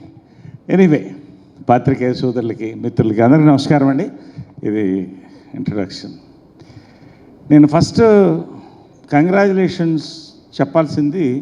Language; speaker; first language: Telugu; native; Telugu